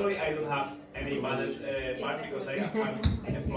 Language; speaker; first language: English; non-native, learner; Spanish